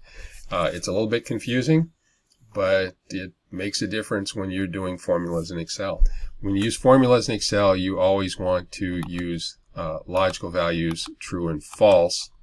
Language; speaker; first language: English; native; English